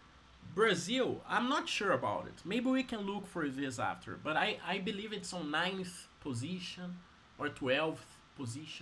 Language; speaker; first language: English; non-native, fluent; Portuguese